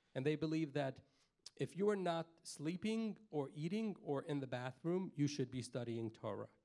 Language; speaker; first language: English; native; English